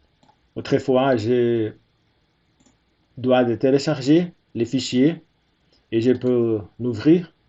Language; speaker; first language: French; non-native, fluent; Portuguese